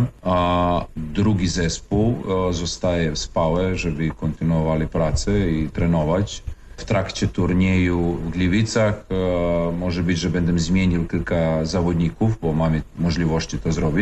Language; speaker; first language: Polish; non-native, fluent; Serbian